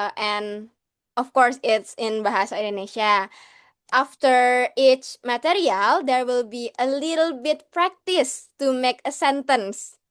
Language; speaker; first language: English; non-native, learner; Indonesian